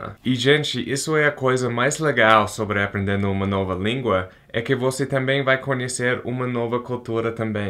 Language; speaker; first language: Portuguese; non-native, fluent; English